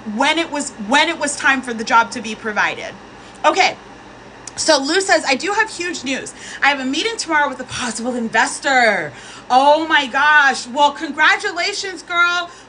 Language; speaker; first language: English; native; English